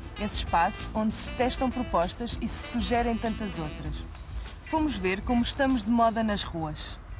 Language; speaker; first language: Portuguese; native; Portuguese